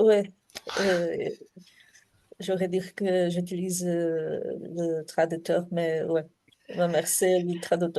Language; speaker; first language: French; non-native, learner; Portuguese